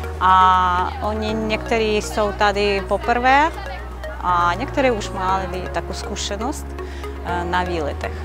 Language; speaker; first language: Czech; non-native, learner; Ukrainian